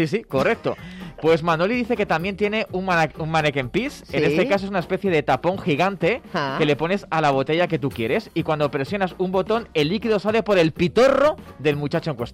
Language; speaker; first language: Spanish; native; Spanish